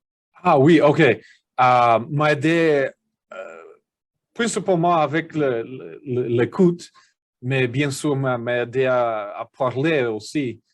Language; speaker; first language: French; non-native, learner; English